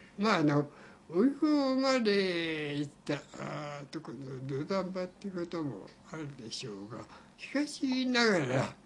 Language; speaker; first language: Japanese; native; Japanese